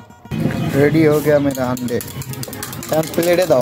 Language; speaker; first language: Hindi; non-native, learner; Bangla